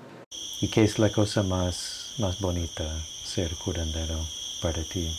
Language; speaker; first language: Spanish; non-native, fluent; English